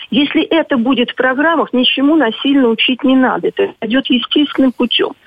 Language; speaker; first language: Russian; native; Russian